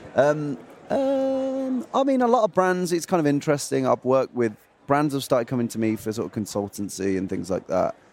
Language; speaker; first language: English; native; English